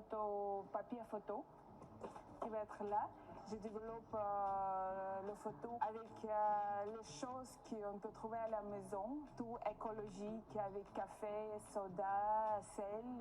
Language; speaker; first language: French; non-native, learner; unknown